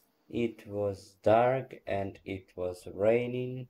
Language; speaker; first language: English; non-native, learner; Ukrainian